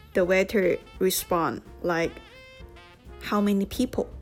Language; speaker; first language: English; non-native, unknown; Chinese